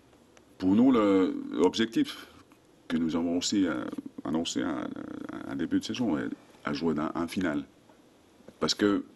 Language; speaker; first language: French; non-native, fluent; Finnish